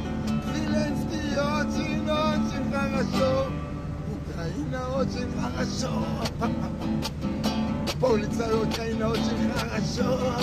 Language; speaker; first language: Russian; non-native, learner; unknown